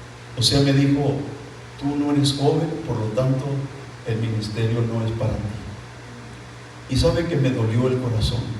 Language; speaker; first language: Spanish; native; Spanish